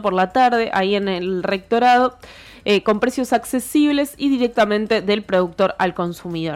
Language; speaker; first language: Spanish; native; Spanish